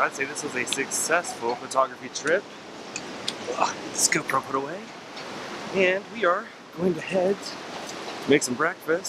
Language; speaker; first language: English; native; English